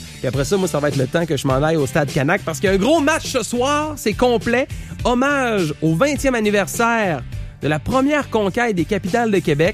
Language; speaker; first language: French; native; French